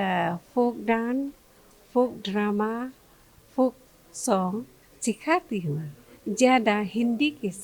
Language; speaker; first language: Hindi; non-native, local second language; Khasi